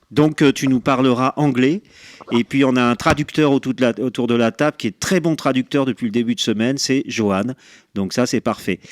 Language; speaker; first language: French; native; French